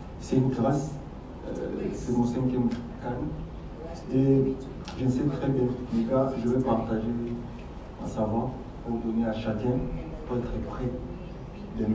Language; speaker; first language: French; non-native, local second language; Lingala